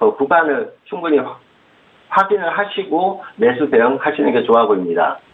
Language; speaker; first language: Korean; native; Korean